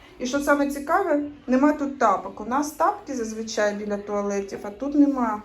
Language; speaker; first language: Ukrainian; native; Ukrainian